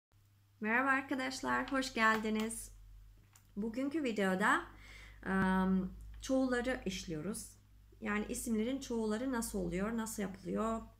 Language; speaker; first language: Turkish; non-native, fluent; Macedonian